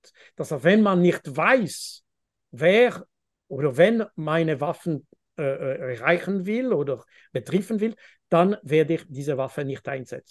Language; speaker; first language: German; non-native, fluent; French